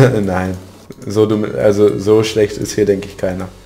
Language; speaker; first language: German; native; German